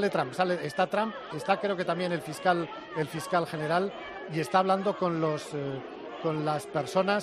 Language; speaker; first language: Spanish; native; Spanish